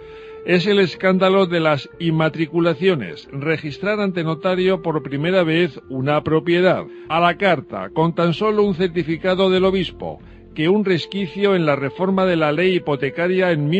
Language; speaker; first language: Spanish; native; Spanish